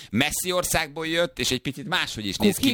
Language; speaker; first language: Hungarian; native; Hungarian